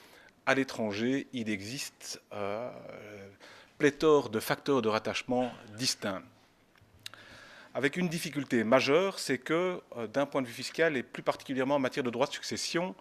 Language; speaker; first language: French; native; French